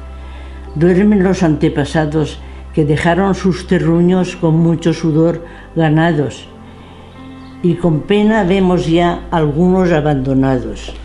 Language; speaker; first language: Spanish; non-native, local second language; Catalan